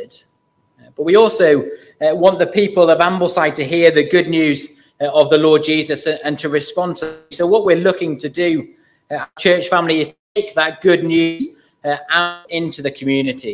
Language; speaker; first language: English; native; English